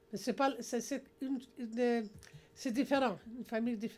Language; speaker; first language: French; non-native, learner; English